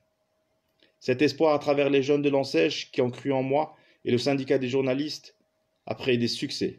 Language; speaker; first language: French; non-native, local second language; Kabyle